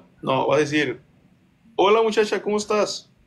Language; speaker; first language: Spanish; native; Spanish